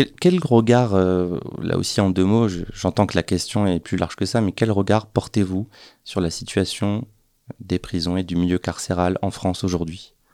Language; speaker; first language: French; native; French